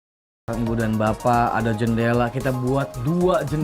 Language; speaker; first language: Indonesian; native; Indonesian